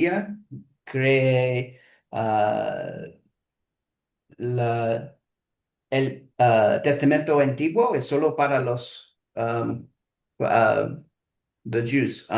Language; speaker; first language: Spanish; non-native, learner; English